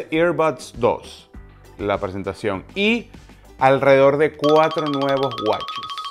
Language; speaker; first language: Spanish; native; Spanish